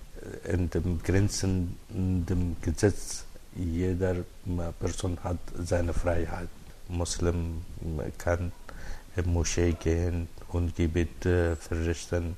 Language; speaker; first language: German; non-native, learner; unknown